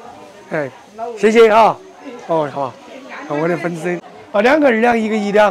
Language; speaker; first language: Chinese; native; Chinese